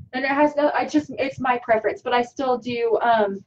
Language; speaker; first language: English; native; English